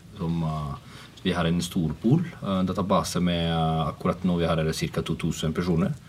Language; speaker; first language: Norwegian; non-native, fluent; Italian